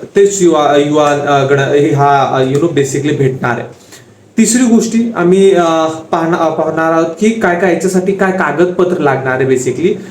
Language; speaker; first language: Marathi; non-native, local second language; Hindi